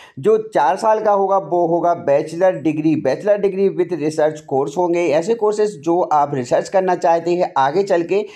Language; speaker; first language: Hindi; native; Hindi